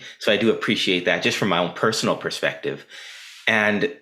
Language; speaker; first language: English; native; English